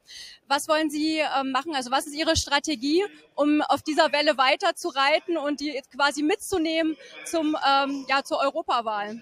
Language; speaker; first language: German; native; German